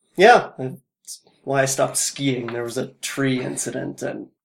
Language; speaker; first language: English; native; English